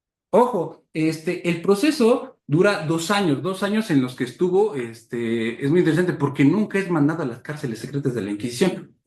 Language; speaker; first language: Spanish; native; Spanish